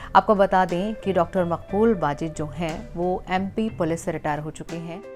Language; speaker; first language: Urdu; native; Urdu